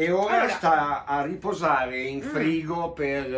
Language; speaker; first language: Italian; native; Italian